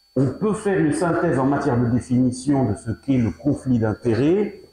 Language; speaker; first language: French; non-native, local second language; Arabic